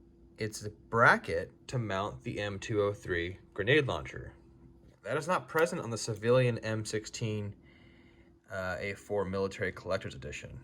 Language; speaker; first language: English; native; English